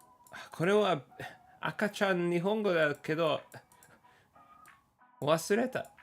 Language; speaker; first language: Japanese; non-native, learner; English